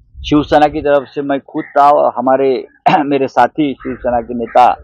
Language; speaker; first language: Hindi; non-native, local second language; Marathi